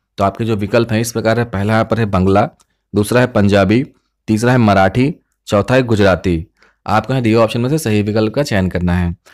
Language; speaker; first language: Hindi; native; Hindi